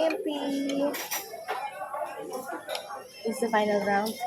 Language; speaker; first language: English; non-native, local second language; Filipino